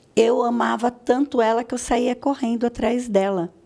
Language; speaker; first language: Portuguese; native; Portuguese